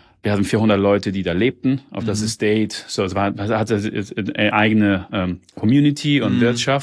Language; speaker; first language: German; early bilingual, heritage; German